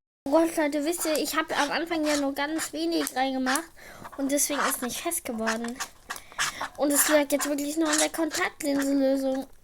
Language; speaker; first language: German; native; German